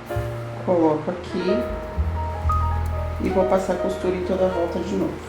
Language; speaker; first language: Portuguese; native; Portuguese